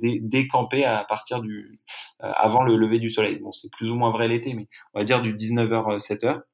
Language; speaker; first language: French; native; French